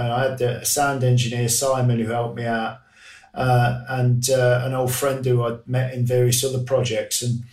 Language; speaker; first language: English; native; English